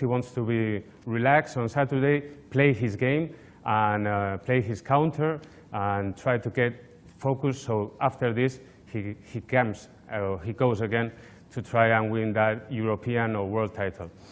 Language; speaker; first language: English; non-native, fluent; Spanish